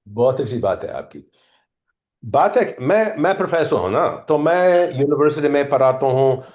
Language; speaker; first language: Hindi; non-native, learner; English